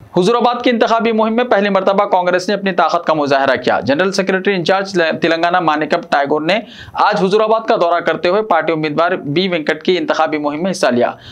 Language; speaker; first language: Urdu; native; Urdu